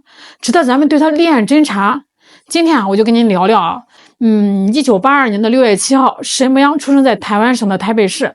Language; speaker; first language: Chinese; native; Chinese